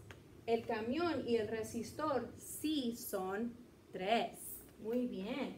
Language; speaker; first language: Spanish; early bilingual, heritage; Spanish